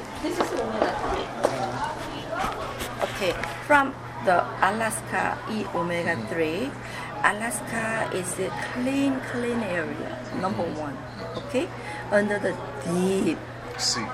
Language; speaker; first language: English; non-native, learner; Korean